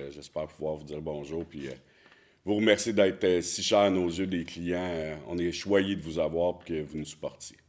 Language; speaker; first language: French; native; French